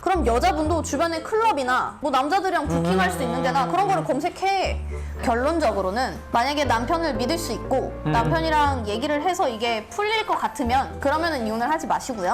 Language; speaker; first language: Korean; non-native, fluent; Russian